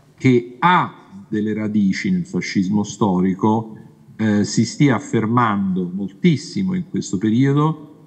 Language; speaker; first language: Italian; native; Italian